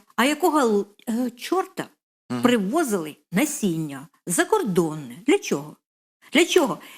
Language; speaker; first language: Ukrainian; non-native, local second language; Russian